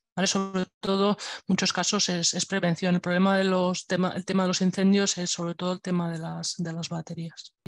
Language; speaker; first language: Spanish; non-native, local second language; Catalan